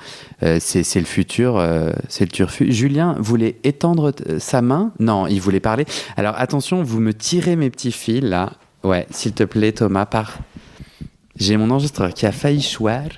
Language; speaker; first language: French; native; French